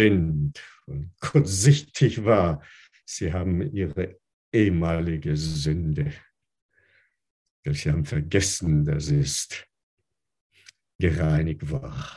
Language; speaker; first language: German; non-native, fluent; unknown